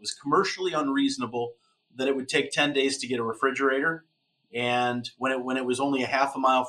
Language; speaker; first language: English; native; English